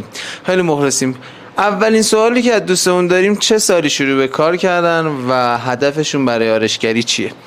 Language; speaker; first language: Persian; native; Persian